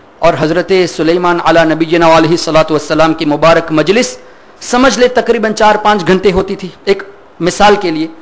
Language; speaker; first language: Urdu; non-native, fluent; Memoni